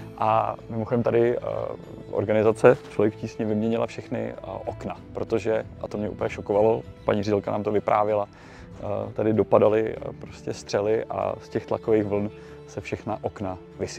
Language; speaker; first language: Czech; native; Czech